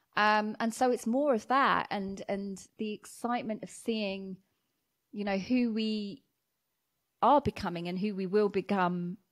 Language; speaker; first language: English; native; English